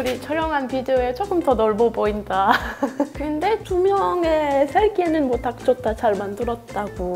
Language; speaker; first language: Korean; non-native, fluent; French